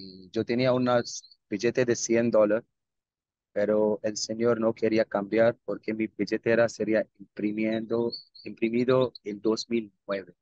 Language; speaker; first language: Spanish; non-native, learner; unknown